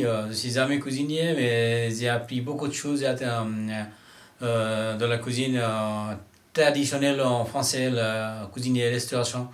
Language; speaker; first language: French; non-native, learner; Bangla